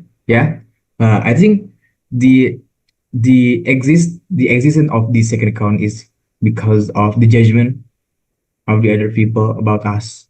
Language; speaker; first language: English; non-native, learner; Indonesian